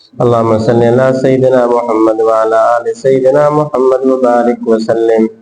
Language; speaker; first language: Urdu; non-native, local second language; Sindhi